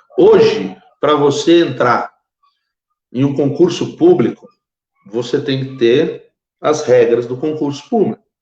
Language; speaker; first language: Portuguese; native; Portuguese